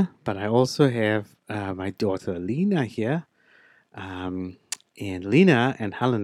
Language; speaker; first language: English; non-native, local second language; Afrikaans